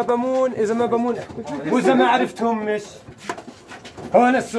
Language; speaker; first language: Arabic; native; Arabic